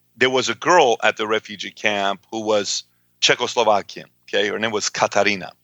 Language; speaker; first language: English; early bilingual, other home language; Persian